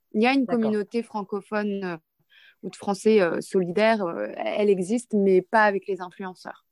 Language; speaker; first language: French; native; French